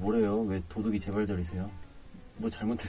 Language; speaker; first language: Korean; native; Korean